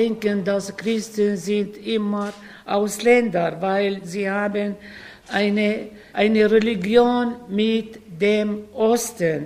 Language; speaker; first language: German; non-native, learner; Arabic